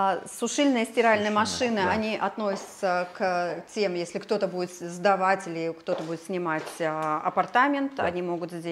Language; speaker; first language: Russian; native; Russian